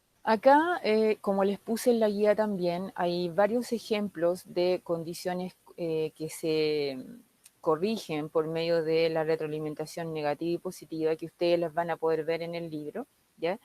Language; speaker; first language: Spanish; native; Spanish